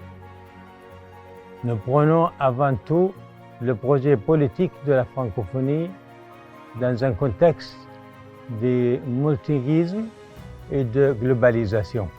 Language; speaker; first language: French; non-native, fluent; Arabic